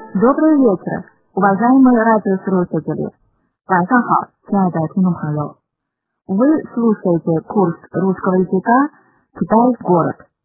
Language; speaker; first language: Russian; non-native, fluent; Chinese